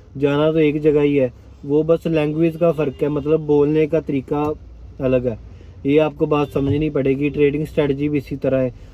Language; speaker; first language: Hindi; non-native, local second language; Punjabi